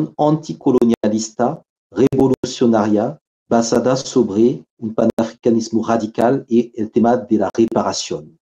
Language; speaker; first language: Spanish; non-native, fluent; French